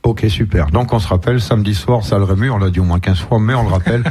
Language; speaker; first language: French; native; French